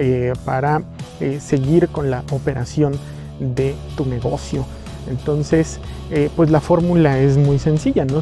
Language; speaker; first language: Spanish; native; Spanish